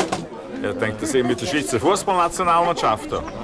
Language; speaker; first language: German; native; German